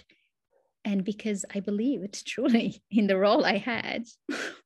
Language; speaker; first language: English; non-native, fluent; Arabic